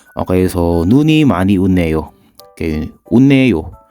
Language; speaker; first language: Korean; non-native, fluent; Filipino